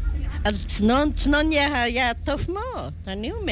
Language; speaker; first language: Hebrew; non-native, learner; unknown